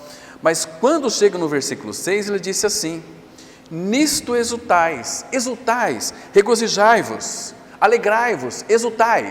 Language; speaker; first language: Portuguese; native; Portuguese